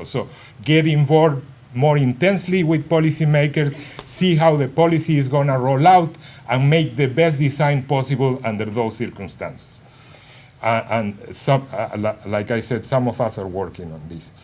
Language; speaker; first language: English; non-native, fluent; Spanish